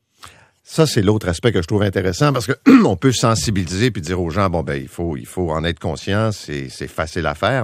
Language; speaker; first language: French; native; French